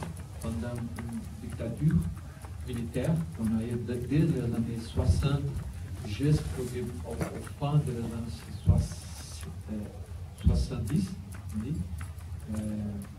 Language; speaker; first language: French; non-native, learner; Portuguese